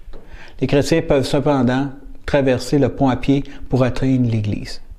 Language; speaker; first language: French; native; French